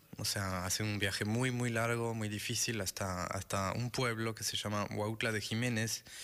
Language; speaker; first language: Spanish; non-native, fluent; French